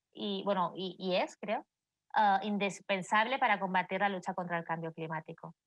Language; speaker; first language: Spanish; native; Spanish